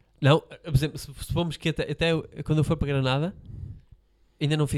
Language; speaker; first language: Portuguese; native; Portuguese